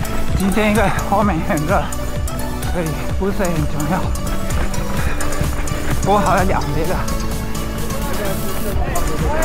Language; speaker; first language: Chinese; non-native, learner; Japanese